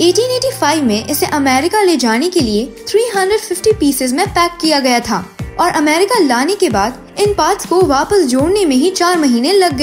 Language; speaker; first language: Hindi; native; Hindi